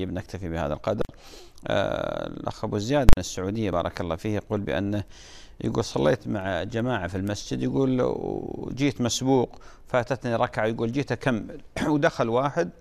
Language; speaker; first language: Arabic; native; Arabic